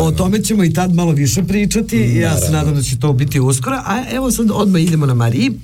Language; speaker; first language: Serbian; native; Serbian